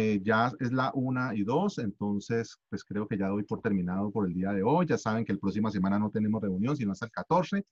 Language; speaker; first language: Spanish; native; Spanish